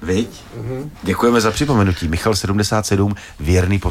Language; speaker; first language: Czech; native; Czech